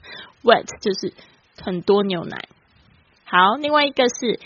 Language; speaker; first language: Chinese; native; Chinese